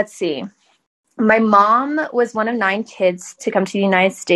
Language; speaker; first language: English; early bilingual, other home language; Chinese